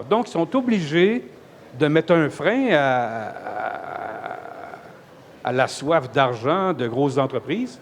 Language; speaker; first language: French; native; French